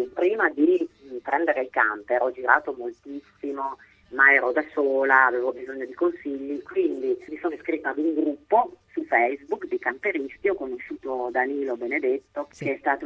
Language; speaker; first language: Italian; native; Italian